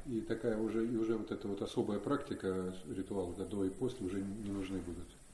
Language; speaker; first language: Russian; native; Russian